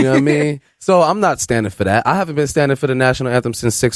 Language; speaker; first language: English; native; English